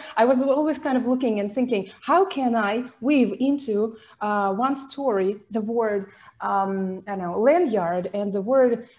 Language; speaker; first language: English; non-native, fluent; Russian